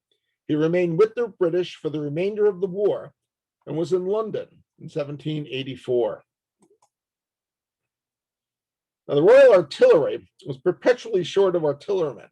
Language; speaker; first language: English; native; English